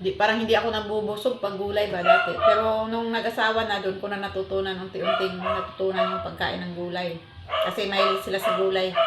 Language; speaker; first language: Filipino; non-native, local second language; Cebuano